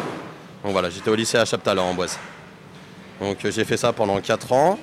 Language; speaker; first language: French; native; French